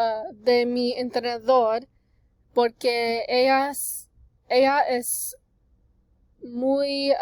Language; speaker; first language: Spanish; non-native, learner; English